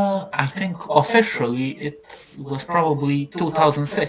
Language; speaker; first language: English; non-native, fluent; Serbian